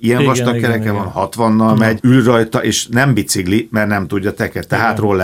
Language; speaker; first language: Hungarian; native; Hungarian